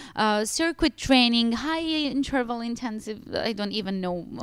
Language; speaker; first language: English; non-native, fluent; Italian